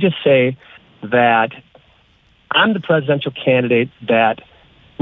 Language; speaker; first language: English; native; English